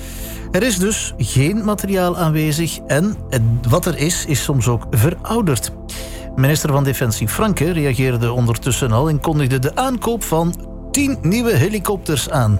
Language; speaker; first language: Dutch; native; Dutch